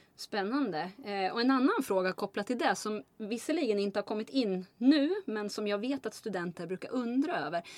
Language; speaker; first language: Swedish; native; Swedish